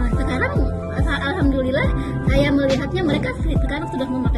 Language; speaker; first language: Indonesian; non-native, local second language; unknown